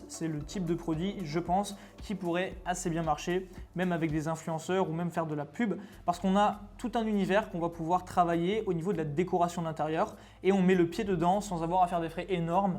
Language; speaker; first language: French; native; French